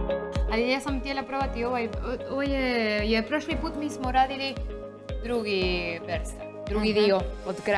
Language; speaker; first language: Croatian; non-native, learner; Spanish